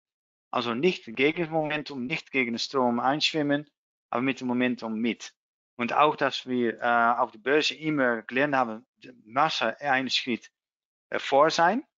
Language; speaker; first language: German; non-native, learner; Dutch